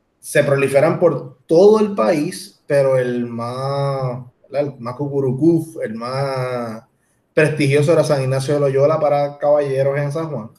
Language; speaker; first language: Spanish; native; Spanish